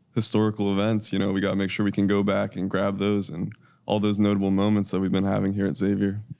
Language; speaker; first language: English; native; English